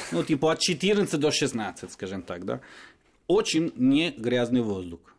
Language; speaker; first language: Russian; non-native, fluent; Italian